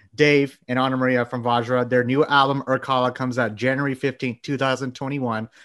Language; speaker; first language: English; early bilingual, other home language; Bangla